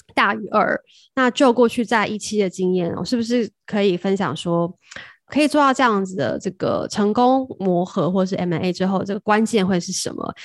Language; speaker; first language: Chinese; native; Chinese